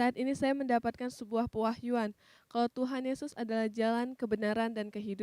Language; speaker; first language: Indonesian; native; Indonesian